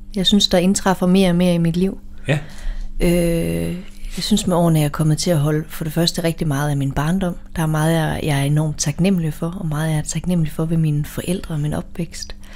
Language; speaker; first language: Danish; native; Danish